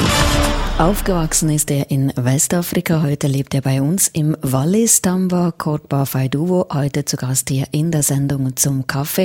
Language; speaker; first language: German; native; German